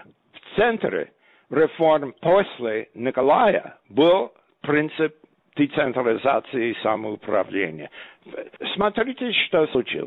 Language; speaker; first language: Russian; non-native, fluent; English